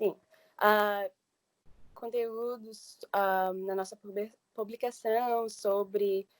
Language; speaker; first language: Portuguese; early bilingual, heritage; English